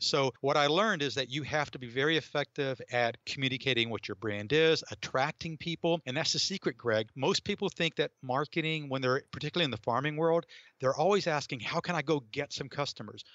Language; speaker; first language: English; native; English